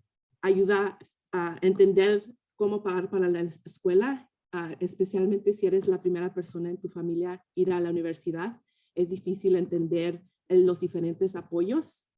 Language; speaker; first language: Spanish; early bilingual, heritage; Spanish